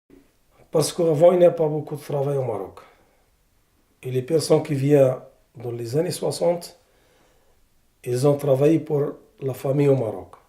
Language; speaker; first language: French; non-native, learner; Arabic